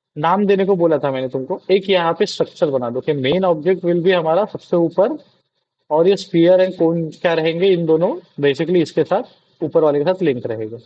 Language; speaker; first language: Hindi; non-native, local second language; Marathi